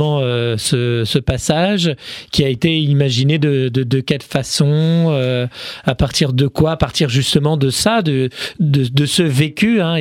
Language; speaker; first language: French; native; French